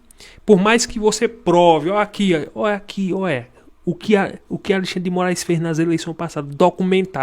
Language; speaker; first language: Portuguese; native; Portuguese